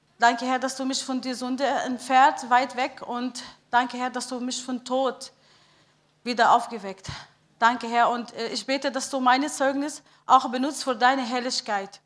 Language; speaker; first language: German; non-native, learner; Arabic